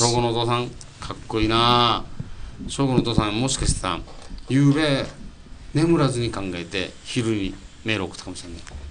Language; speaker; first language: Japanese; native; Japanese